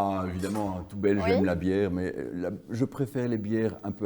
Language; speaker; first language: French; native; French